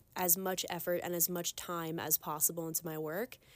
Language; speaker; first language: English; native; English